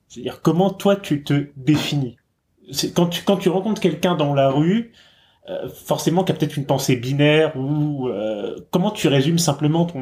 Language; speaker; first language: French; native; French